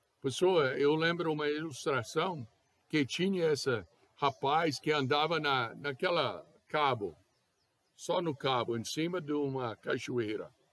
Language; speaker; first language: Portuguese; non-native, fluent; English